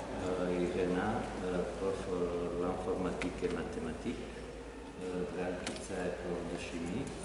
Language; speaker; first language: French; non-native, learner; Serbian